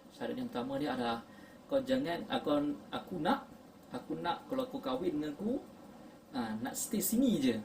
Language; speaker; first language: Malay; native; Malay